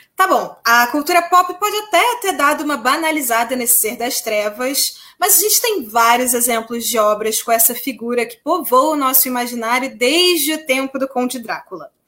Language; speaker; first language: Portuguese; native; Portuguese